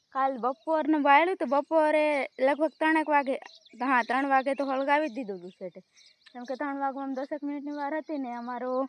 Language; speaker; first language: Gujarati; non-native, local second language; Bhili